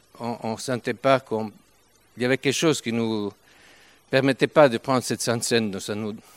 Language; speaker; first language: French; non-native, fluent; Italian